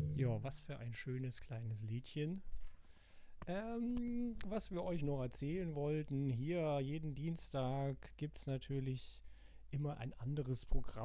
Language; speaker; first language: German; native; German